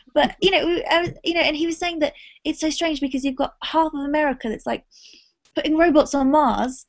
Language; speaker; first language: English; native; English